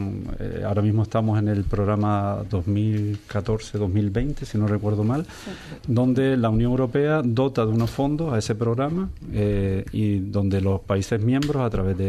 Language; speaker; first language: Spanish; native; Spanish